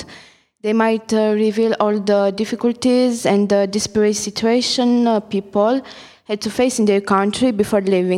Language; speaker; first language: English; non-native, fluent; Italian